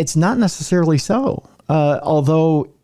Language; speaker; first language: English; native; English